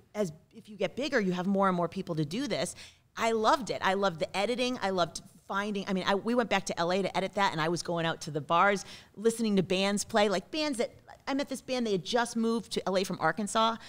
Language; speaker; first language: English; native; English